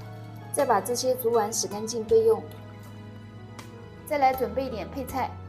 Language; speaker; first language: Chinese; native; Chinese